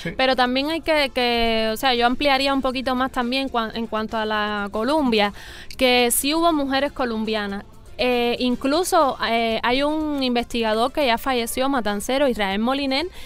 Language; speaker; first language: Spanish; native; Spanish